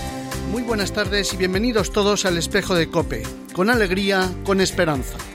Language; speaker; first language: Spanish; native; Spanish